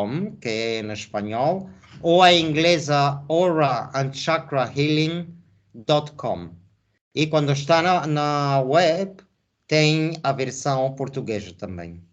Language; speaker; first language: Portuguese; non-native, fluent; Spanish